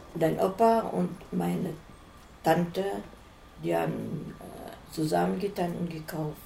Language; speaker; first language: German; non-native, fluent; Filipino